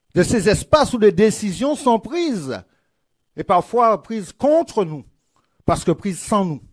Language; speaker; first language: French; native; French